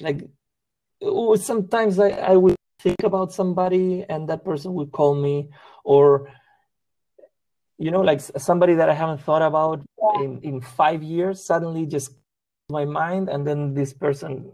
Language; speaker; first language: English; non-native, fluent; Spanish